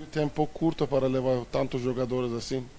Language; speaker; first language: Portuguese; non-native, fluent; Turkish